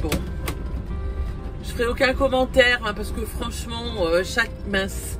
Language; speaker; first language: French; native; French